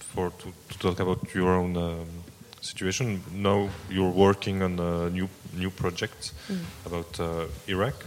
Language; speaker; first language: English; non-native, fluent; French